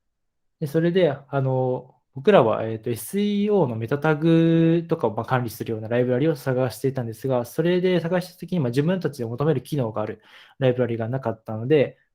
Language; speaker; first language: Japanese; native; Japanese